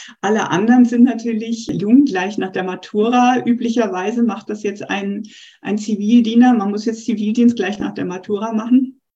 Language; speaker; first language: German; native; German